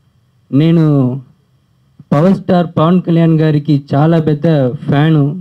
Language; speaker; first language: Telugu; early bilingual, heritage; Telugu